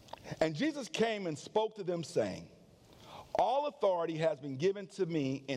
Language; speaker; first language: English; native; English